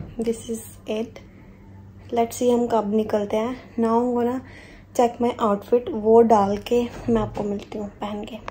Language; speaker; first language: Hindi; non-native, local second language; Punjabi